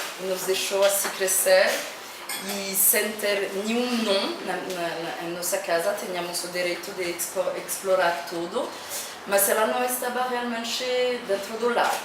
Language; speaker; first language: Portuguese; non-native, fluent; French